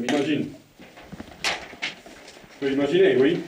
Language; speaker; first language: French; non-native, fluent; German